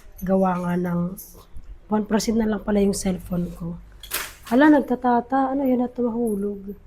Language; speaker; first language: Filipino; non-native, local second language; Waray